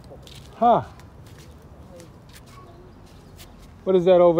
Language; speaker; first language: English; native; English